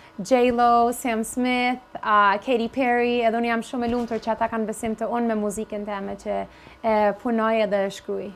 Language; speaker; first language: Albanian; early bilingual, heritage; Albanian